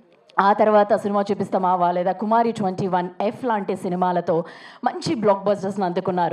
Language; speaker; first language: Telugu; native; Telugu